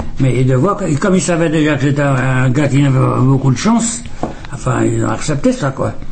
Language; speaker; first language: French; native; French